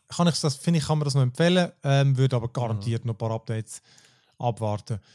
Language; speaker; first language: German; native; German